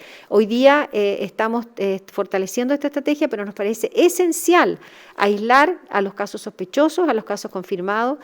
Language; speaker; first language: Spanish; native; Spanish